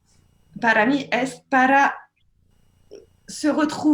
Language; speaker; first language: Spanish; non-native, learner; French